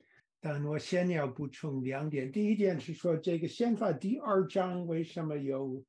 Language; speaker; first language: Chinese; non-native, fluent; English